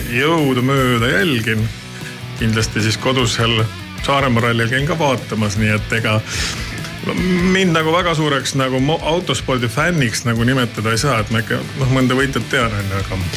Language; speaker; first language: Estonian; native; Estonian